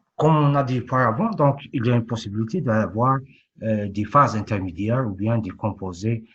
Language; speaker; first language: French; non-native, local second language; Arabic